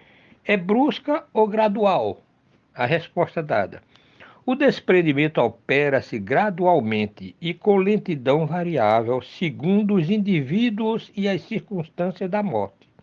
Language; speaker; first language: Portuguese; native; Portuguese